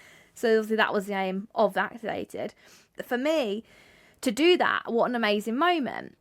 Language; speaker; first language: English; native; English